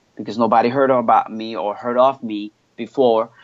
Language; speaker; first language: English; non-native, fluent; French